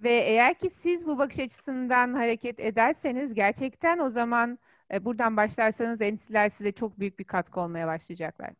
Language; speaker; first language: Turkish; native; Turkish